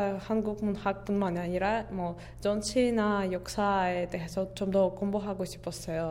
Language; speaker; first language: Korean; non-native, fluent; Russian